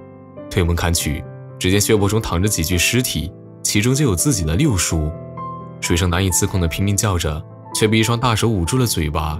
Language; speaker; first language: Chinese; native; Chinese